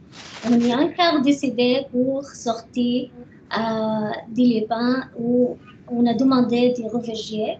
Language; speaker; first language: French; non-native, learner; Arabic